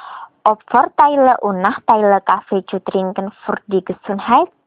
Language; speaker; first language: German; non-native, learner; Indonesian